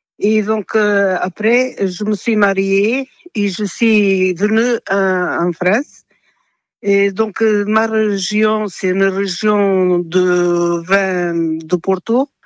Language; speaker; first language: French; non-native, fluent; Portuguese